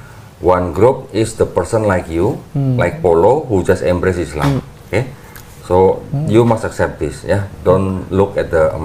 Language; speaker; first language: English; non-native, fluent; Indonesian